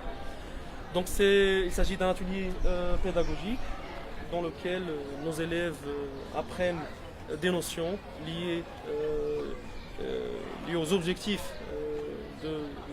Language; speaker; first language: French; non-native, local second language; Arabic